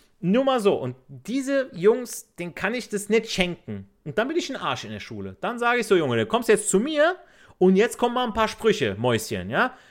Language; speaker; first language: German; native; German